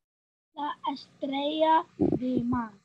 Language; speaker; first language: Spanish; non-native, learner; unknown